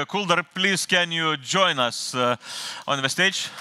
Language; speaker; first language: English; non-native, fluent; Lithuanian